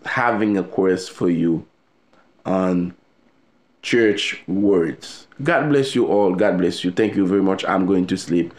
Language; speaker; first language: English; non-native, fluent; Haitian Creole